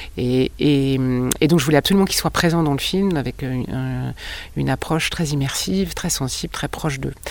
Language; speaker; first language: French; native; French